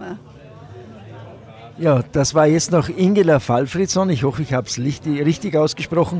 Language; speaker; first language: German; native; German